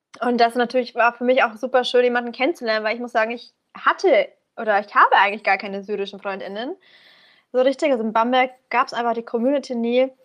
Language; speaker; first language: German; early bilingual, other home language; Persian